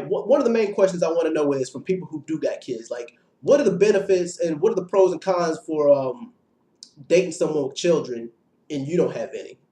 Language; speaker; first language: English; native; English